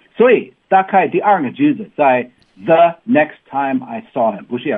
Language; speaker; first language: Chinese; non-native, learner; English